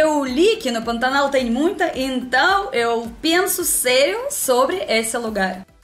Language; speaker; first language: Portuguese; non-native, learner; Russian